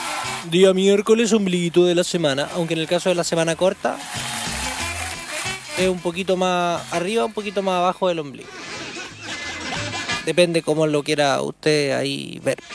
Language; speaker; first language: Spanish; native; Spanish